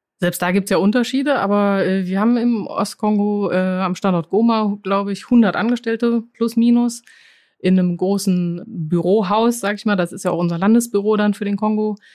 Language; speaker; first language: German; non-native, fluent; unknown